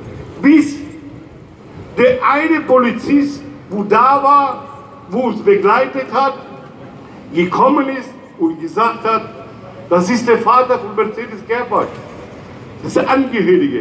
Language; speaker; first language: German; non-native, fluent; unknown